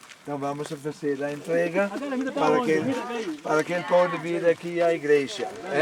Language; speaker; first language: Portuguese; non-native, fluent; Spanish